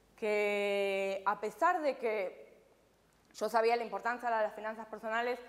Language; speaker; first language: Spanish; native; Spanish